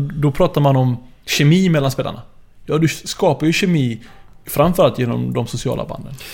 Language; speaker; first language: Swedish; early bilingual, other home language; Arabic